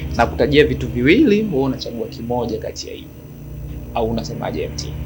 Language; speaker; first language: Swahili; native; Swahili